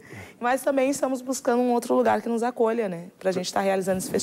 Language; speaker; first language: Portuguese; native; Portuguese